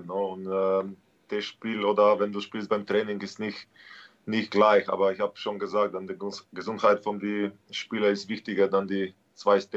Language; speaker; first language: German; non-native, learner; Slovenian